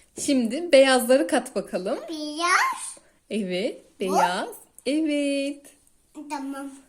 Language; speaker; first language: Turkish; native; Turkish